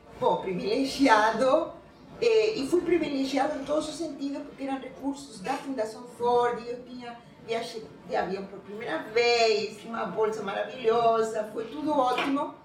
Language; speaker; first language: Portuguese; non-native, fluent; Spanish